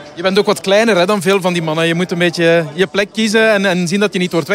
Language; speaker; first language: Dutch; native; Dutch